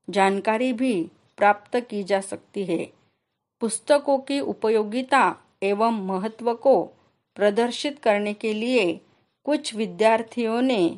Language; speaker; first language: Hindi; non-native, local second language; Marathi